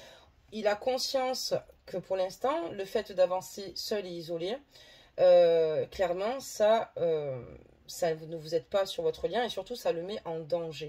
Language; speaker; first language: French; native; French